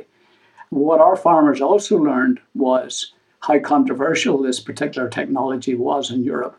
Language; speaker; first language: English; native; English